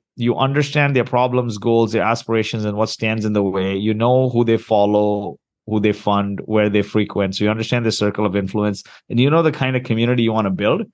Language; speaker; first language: English; early bilingual, heritage; Arabic